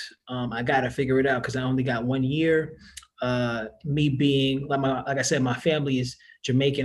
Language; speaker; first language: English; native; English